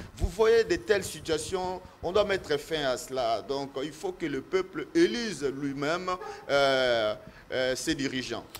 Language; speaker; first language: French; native; French